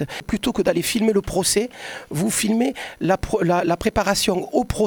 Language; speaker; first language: French; native; French